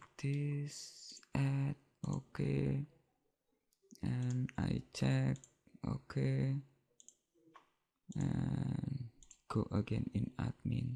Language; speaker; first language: English; non-native, learner; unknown